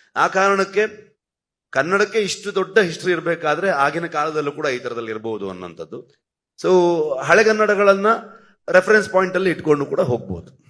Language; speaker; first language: Kannada; native; Kannada